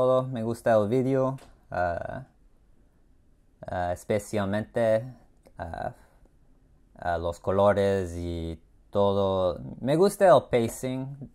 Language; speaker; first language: Spanish; non-native, learner; English